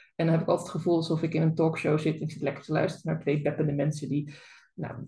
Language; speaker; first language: Dutch; native; Dutch